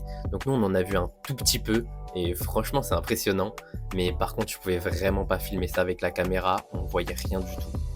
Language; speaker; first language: French; native; French